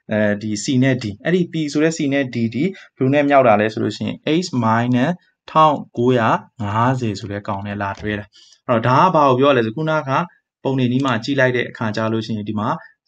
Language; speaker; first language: Burmese; native; Burmese